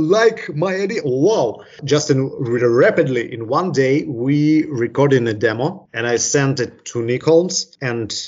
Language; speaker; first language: English; non-native, fluent; Ukrainian